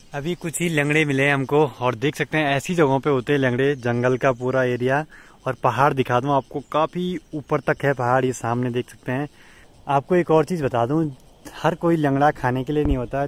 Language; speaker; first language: Hindi; native; Hindi